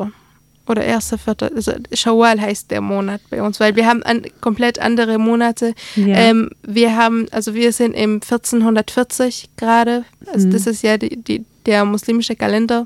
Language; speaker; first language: German; early bilingual, other home language; Arabic